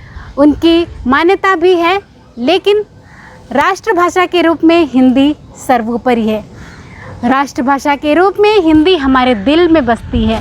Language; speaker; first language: Hindi; native; Hindi